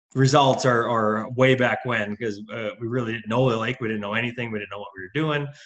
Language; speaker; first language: English; native; English